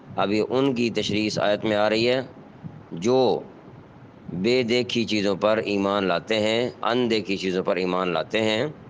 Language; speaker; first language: Urdu; native; Urdu